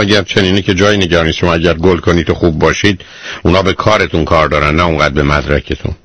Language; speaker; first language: Persian; native; Persian